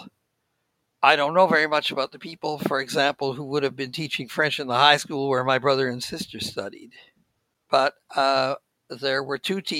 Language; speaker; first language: English; native; English